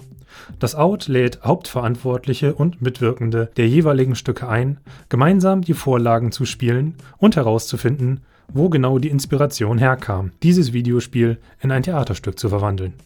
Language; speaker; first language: German; native; German